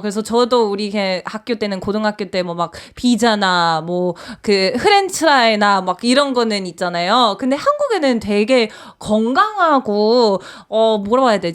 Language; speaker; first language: Korean; non-native, fluent; English